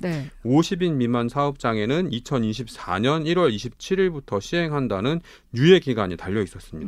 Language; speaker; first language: Korean; native; Korean